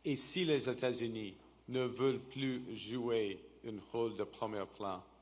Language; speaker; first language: French; non-native, local second language; English